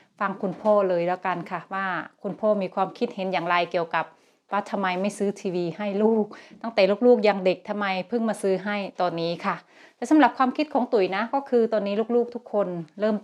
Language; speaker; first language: Thai; native; Thai